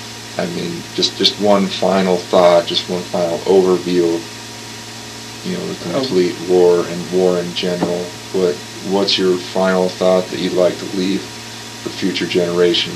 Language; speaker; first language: English; native; English